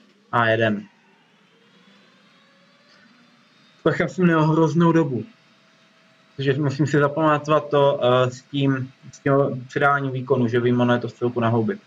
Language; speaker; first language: Czech; native; Czech